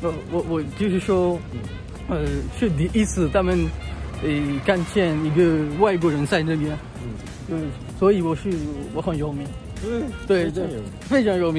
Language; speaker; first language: Chinese; non-native, learner; French